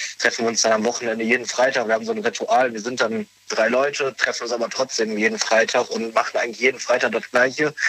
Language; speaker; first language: German; native; German